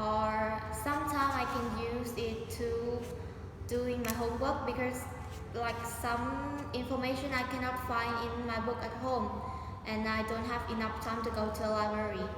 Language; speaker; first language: English; non-native, learner; Vietnamese